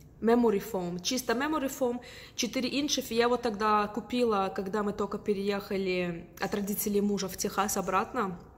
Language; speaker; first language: Russian; early bilingual, heritage; Russian